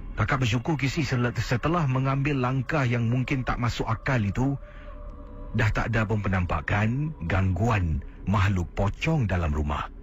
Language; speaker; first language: Malay; native; Malay